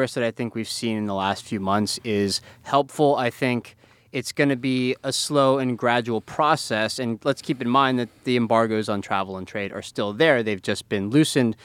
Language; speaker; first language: English; early bilingual, other home language; Spanish